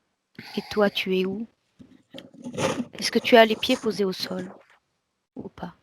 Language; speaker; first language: French; native; French